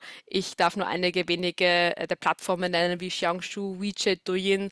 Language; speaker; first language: German; native; German